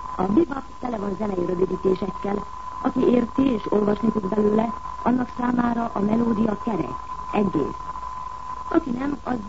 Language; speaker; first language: Hungarian; native; Hungarian